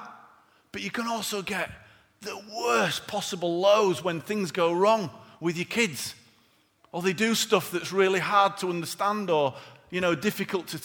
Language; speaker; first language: English; native; English